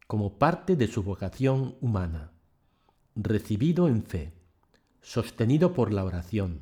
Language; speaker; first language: Spanish; native; Spanish